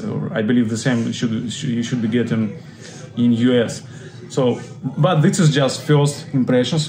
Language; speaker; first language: English; non-native, fluent; Russian